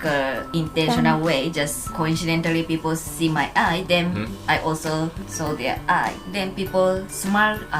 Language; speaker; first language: English; non-native, fluent; Japanese